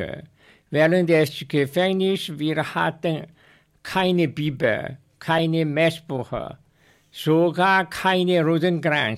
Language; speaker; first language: German; non-native, learner; Chinese